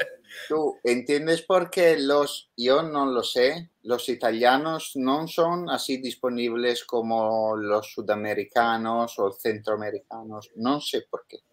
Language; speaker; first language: Spanish; non-native, fluent; Italian